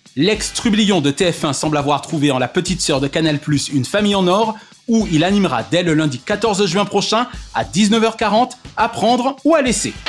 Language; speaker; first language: French; native; French